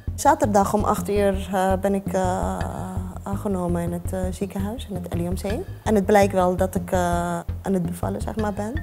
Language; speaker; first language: Dutch; non-native, fluent; Arabic